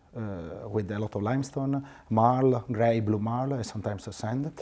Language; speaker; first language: English; non-native, fluent; Italian